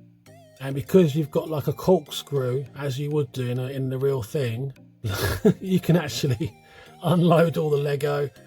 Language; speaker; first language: English; native; English